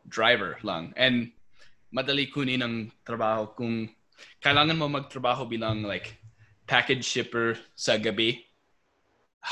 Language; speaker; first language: Filipino; non-native, fluent; English